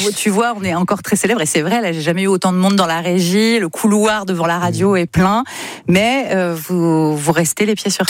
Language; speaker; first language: French; native; French